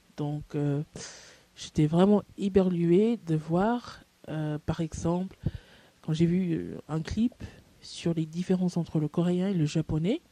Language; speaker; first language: French; non-native, fluent; English